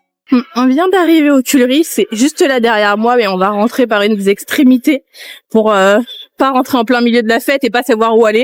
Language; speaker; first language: French; native; French